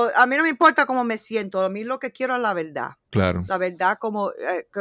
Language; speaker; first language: Spanish; early bilingual, heritage; Spanish